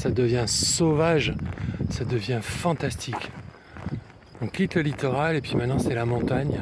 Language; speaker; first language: French; native; French